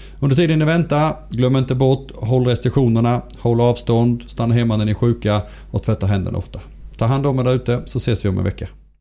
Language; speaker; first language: Swedish; native; Swedish